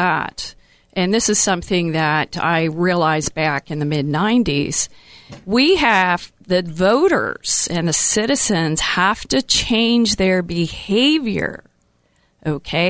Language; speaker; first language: English; native; English